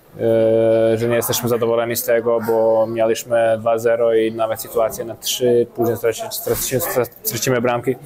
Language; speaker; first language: Polish; non-native, fluent; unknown